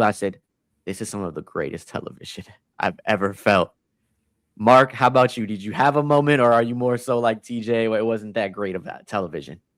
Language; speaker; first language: English; native; English